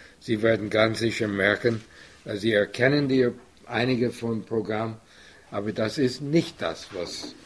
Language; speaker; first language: German; non-native, fluent; English